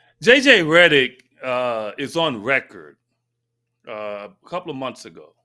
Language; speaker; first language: English; native; English